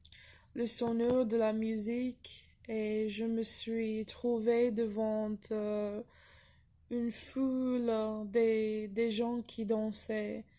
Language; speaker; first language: French; non-native, fluent; English